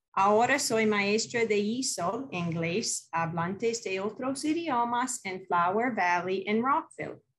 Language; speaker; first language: Spanish; non-native, fluent; English